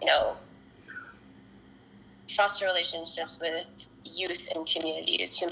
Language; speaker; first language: English; native; English